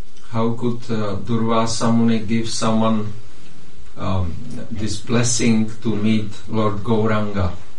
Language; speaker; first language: English; non-native, fluent; Czech